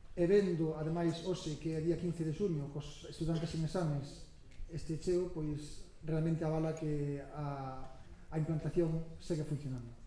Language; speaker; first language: Galician; native; Galician